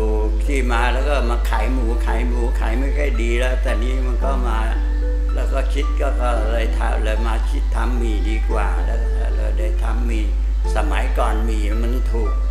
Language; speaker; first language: Thai; non-native, local second language; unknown